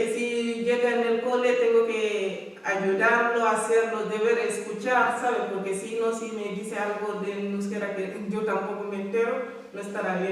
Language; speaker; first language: Spanish; non-native, learner; Fula